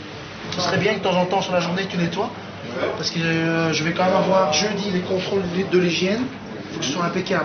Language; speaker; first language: French; native; French